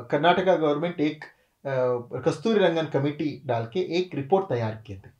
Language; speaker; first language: Hindi; non-native, local second language; Kannada